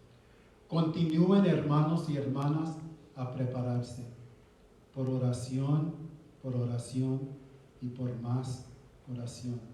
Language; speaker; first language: Spanish; early bilingual, heritage; Spanish